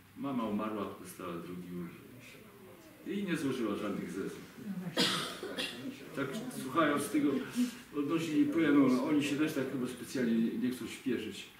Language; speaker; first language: Polish; native; Polish